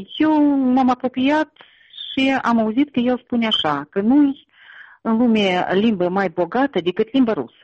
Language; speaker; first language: Romanian; non-native, local second language; Russian